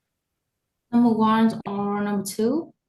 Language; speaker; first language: English; non-native, learner; Vietnamese